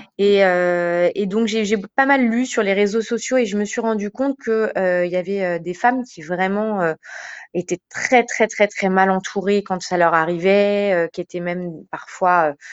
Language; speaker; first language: French; native; French